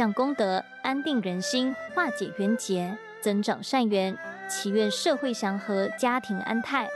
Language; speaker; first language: Chinese; native; Chinese